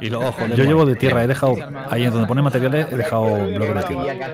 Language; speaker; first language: Spanish; native; Spanish